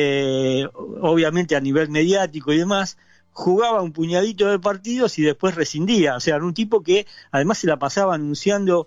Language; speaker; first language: Spanish; native; Spanish